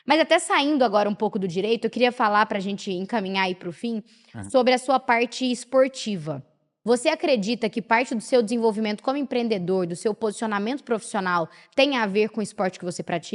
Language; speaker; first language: Portuguese; native; Portuguese